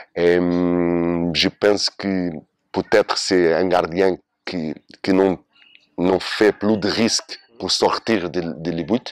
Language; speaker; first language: French; non-native, learner; Portuguese